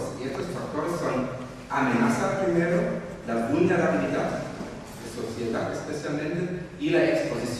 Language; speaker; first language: Spanish; non-native, fluent; German